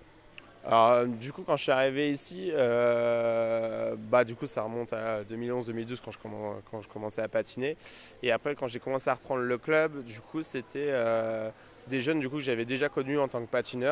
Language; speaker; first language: French; native; French